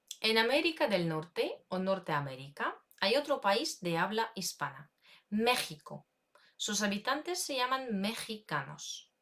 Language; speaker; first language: Spanish; non-native, fluent; Ukrainian